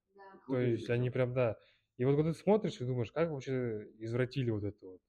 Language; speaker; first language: Russian; early bilingual, other home language; Kyrgyz